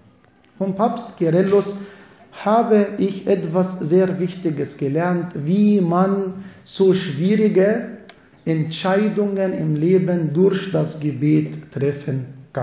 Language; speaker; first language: German; non-native, fluent; Arabic